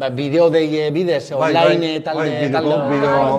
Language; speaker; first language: Basque; native; Basque